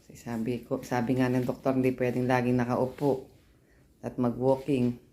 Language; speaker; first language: Filipino; non-native, local second language; Pampanga